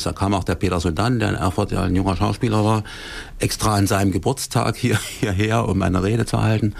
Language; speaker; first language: German; native; German